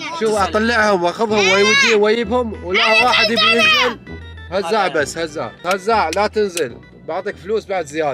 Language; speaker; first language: Arabic; native; Arabic